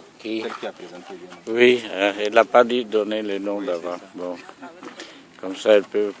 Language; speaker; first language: French; non-native, fluent; Italian